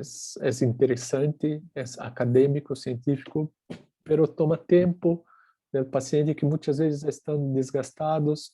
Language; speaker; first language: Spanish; non-native, fluent; Portuguese